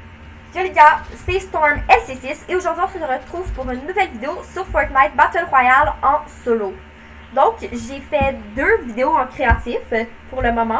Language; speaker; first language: French; native; French